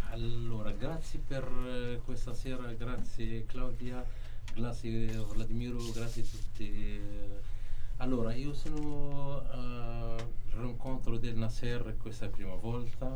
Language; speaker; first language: Italian; non-native, learner; Arabic